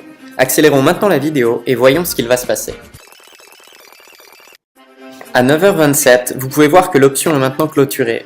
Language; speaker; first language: French; native; French